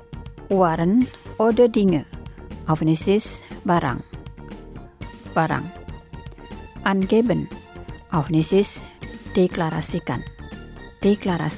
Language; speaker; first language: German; non-native, fluent; Indonesian